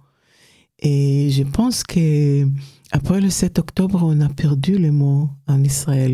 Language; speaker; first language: French; non-native, fluent; Hebrew